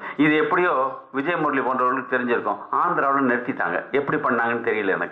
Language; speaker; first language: Tamil; native; Tamil